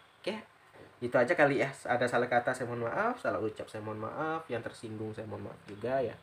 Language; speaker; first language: Indonesian; native; Indonesian